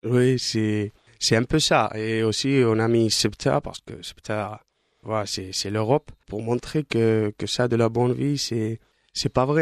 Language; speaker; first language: French; non-native, fluent; Spanish